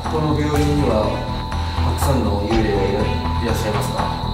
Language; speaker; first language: Japanese; non-native, learner; Filipino